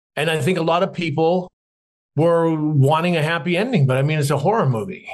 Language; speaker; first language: English; native; English